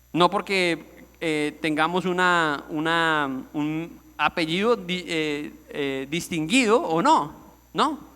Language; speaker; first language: Spanish; native; Spanish